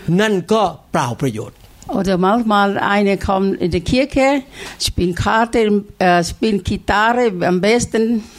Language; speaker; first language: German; non-native, learner; Thai